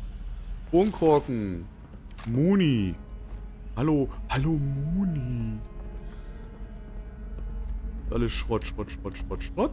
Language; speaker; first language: German; native; German